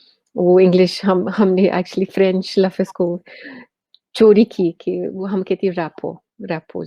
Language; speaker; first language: Hindi; early bilingual, heritage; Hindi